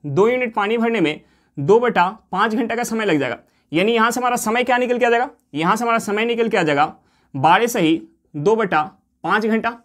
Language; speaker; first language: Hindi; native; Hindi